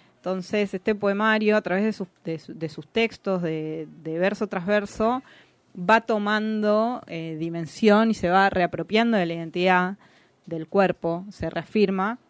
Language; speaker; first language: Spanish; native; Spanish